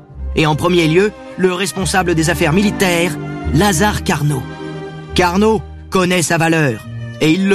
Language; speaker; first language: French; native; French